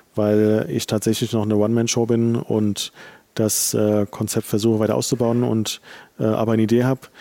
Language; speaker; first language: German; native; German